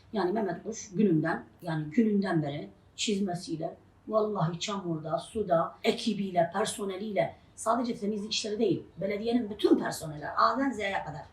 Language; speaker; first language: Turkish; non-native, local second language; Arabic